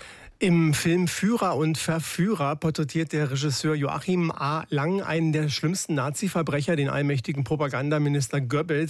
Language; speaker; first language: German; native; German